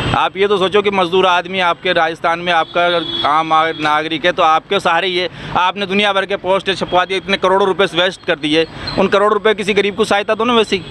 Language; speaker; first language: Hindi; native; Hindi